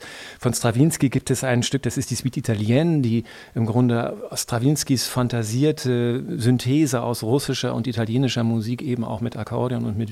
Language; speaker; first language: German; native; German